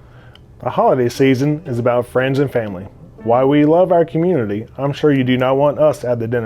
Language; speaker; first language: English; native; English